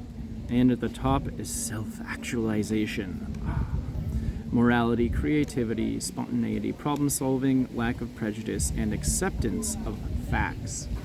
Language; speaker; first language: English; native; English